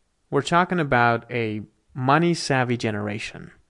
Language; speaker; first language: English; non-native, fluent; Persian